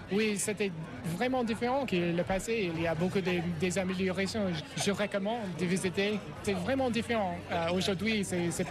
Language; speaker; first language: French; non-native, fluent; English